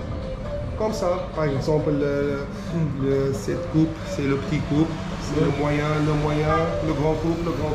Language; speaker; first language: French; non-native, local second language; Arabic